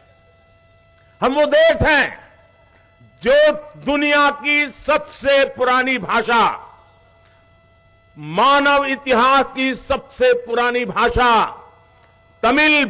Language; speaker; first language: Hindi; non-native, local second language; Gujarati